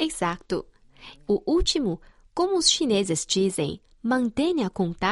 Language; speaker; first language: Portuguese; non-native, fluent; Chinese